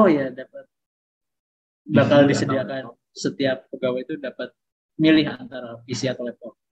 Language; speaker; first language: Indonesian; native; Indonesian